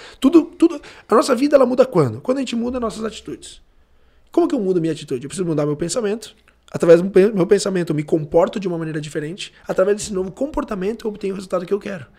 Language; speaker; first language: Portuguese; early bilingual, heritage; Portuguese